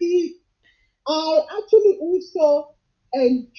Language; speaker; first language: English; non-native, local second language; Yoruba